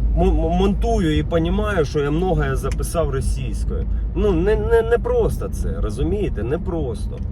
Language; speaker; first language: Ukrainian; non-native, local second language; Russian